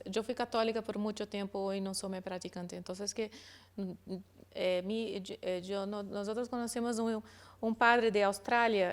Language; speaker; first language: Spanish; non-native, learner; Portuguese